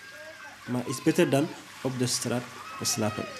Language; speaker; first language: Dutch; non-native, fluent; French